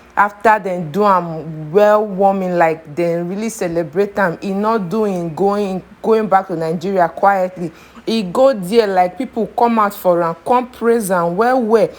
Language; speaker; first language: Nigerian Pidgin; non-native, local second language; Igbo